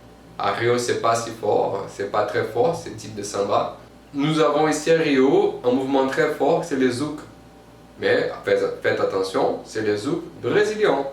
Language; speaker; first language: French; non-native, fluent; Portuguese